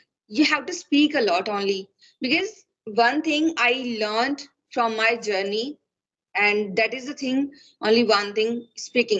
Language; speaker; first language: English; non-native, fluent; Hindi